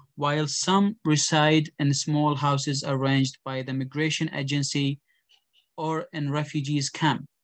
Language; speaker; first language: English; non-native, fluent; Arabic